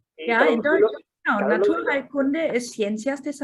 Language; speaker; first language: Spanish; non-native, fluent; German